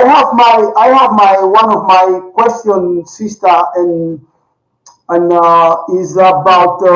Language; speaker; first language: English; non-native, learner; Spanish